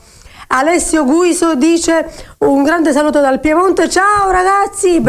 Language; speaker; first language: Italian; native; Italian